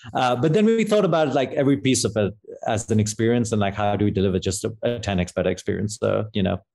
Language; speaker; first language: English; native; English